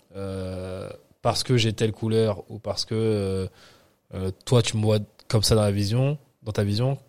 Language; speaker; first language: French; native; French